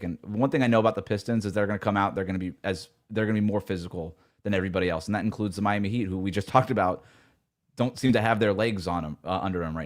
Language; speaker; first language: English; native; English